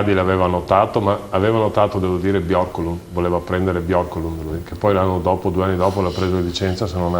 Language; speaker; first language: Italian; native; Italian